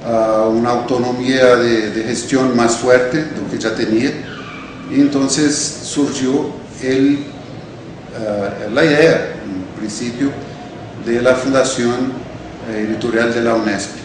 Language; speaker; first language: Spanish; non-native, fluent; Portuguese